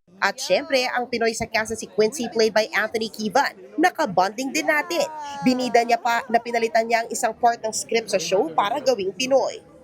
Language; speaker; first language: Filipino; native; Filipino